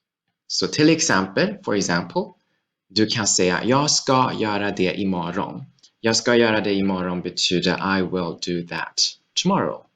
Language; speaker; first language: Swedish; non-native, fluent; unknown